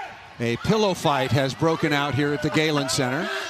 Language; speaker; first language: English; native; English